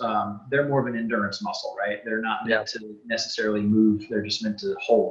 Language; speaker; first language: English; native; English